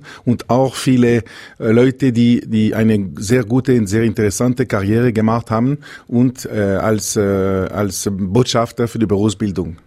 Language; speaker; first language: German; non-native, local second language; French